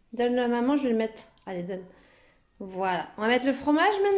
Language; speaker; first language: French; native; French